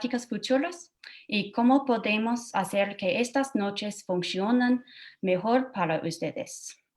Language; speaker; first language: Spanish; non-native, fluent; English